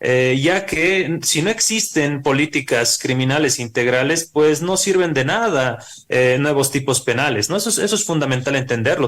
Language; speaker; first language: Spanish; native; Spanish